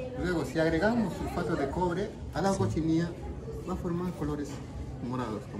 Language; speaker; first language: Spanish; native; Spanish